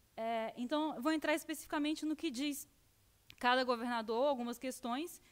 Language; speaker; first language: Portuguese; native; Portuguese